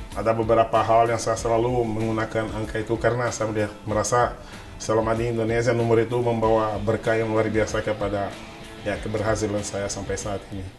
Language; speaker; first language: Indonesian; non-native, fluent; Portuguese